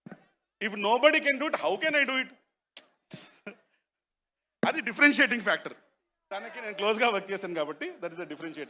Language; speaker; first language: Telugu; native; Telugu